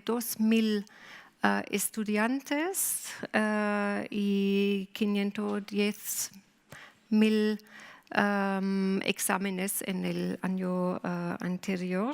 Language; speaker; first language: Spanish; non-native, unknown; German